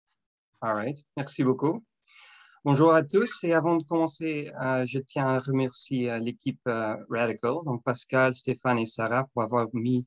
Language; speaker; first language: French; non-native, fluent; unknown